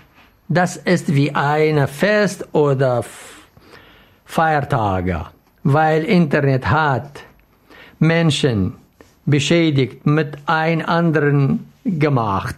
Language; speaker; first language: German; non-native, learner; Arabic